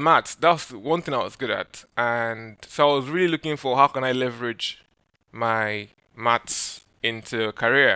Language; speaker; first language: English; non-native, local second language; Yoruba